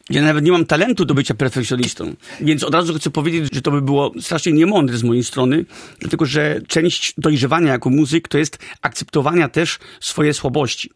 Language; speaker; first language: Polish; early bilingual, heritage; Polish